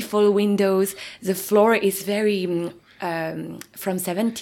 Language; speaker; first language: English; non-native, fluent; French